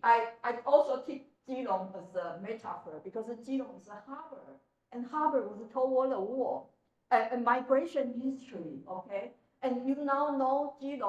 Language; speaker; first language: English; non-native, fluent; Chinese